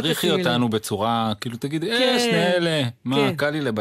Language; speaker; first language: Hebrew; native; Hebrew